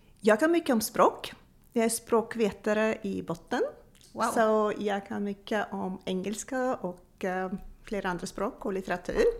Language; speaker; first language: Swedish; non-native, fluent; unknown